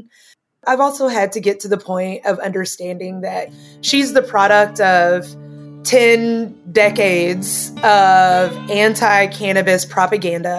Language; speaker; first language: English; native; English